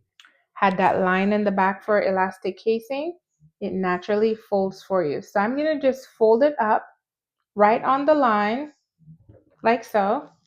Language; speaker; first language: English; native; English